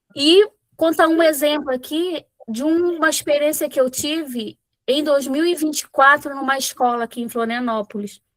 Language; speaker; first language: Portuguese; native; Portuguese